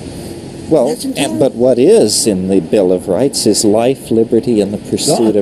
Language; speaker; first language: English; native; English